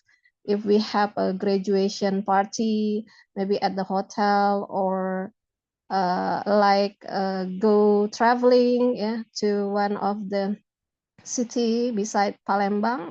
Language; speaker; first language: English; non-native, local second language; Indonesian